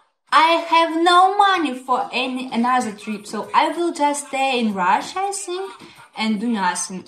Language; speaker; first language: English; non-native, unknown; Russian